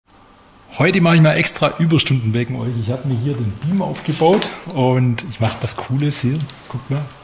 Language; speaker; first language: German; native; German